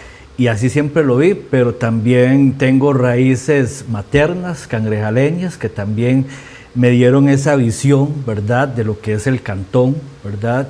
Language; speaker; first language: Spanish; native; Spanish